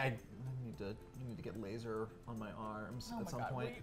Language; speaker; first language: English; native; English